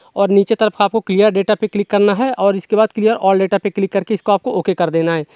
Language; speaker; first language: Hindi; native; Hindi